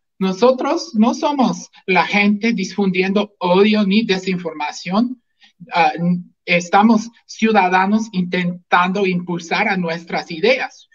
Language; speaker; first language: Spanish; non-native, fluent; English